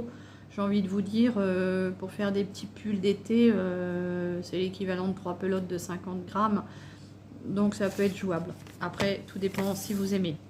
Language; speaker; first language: French; native; French